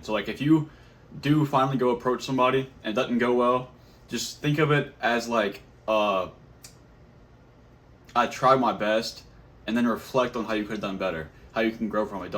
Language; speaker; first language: English; native; English